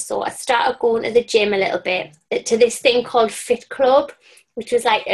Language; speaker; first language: English; native; English